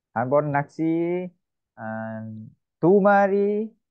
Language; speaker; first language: Korean; non-native, learner; Vietnamese